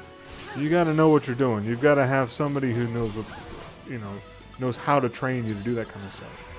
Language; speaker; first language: English; native; English